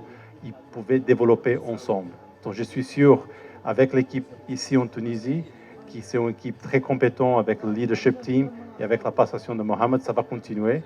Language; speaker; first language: French; non-native, fluent; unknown